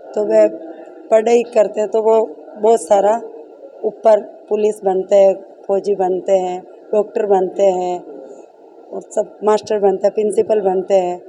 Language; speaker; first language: Hindi; native; Hindi